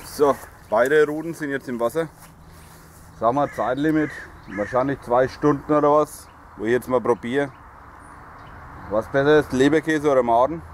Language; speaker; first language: German; native; German